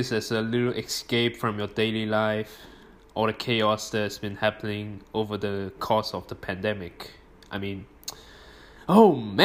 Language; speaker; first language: English; non-native, local second language; Cantonese